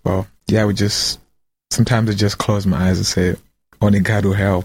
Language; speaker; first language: English; non-native, local second language; Kinyarwanda